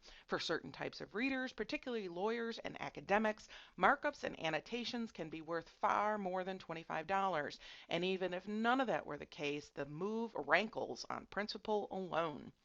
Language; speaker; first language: English; native; English